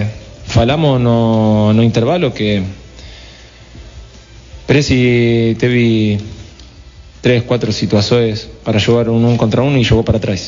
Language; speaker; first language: Portuguese; non-native, fluent; Spanish